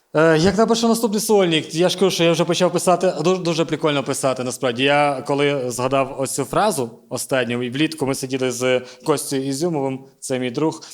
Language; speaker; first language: Ukrainian; native; Ukrainian